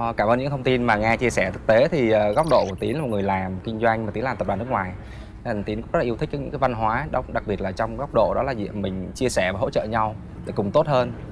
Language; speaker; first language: Vietnamese; native; Vietnamese